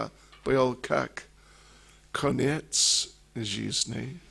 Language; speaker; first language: Russian; non-native, learner; English